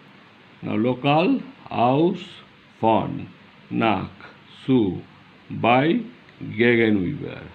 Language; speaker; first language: German; non-native, learner; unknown